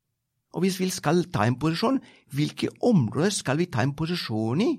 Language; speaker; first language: Norwegian; non-native, fluent; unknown